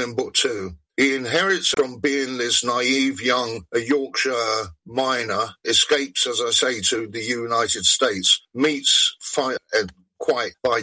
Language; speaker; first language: English; native; English